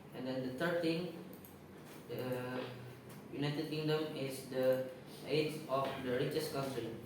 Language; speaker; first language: English; non-native, learner; Indonesian